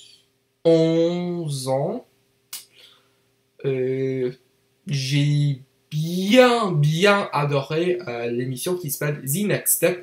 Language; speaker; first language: French; non-native, learner; English